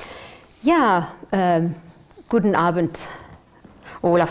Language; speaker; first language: German; non-native, fluent; French